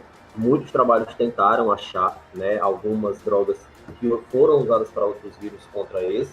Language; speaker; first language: Portuguese; native; Portuguese